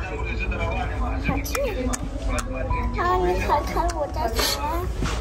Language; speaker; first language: Chinese; early bilingual, heritage; Chinese